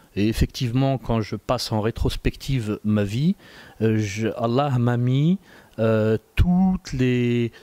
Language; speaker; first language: French; native; French